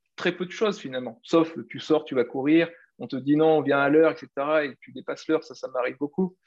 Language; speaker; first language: French; native; French